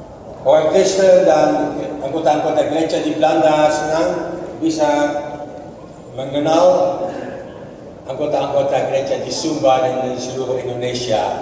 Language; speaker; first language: Indonesian; non-native, fluent; Dutch